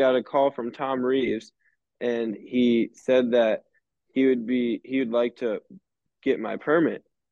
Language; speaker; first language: English; native; English